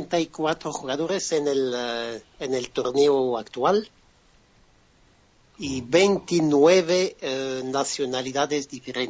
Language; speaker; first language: Spanish; non-native, fluent; French